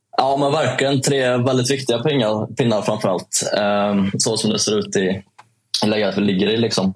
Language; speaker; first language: Swedish; native; Swedish